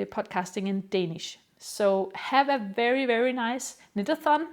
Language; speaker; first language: English; non-native, fluent; Danish